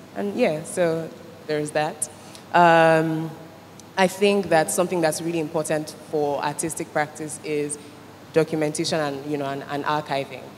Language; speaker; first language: English; non-native, local second language; Igbo